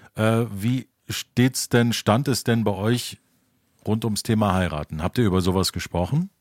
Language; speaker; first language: German; native; German